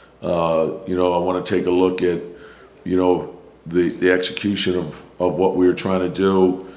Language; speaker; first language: English; native; English